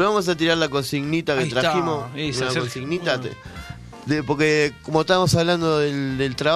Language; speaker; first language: Spanish; native; Spanish